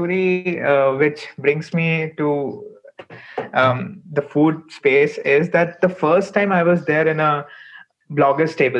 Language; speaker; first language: English; non-native, local second language; Hindi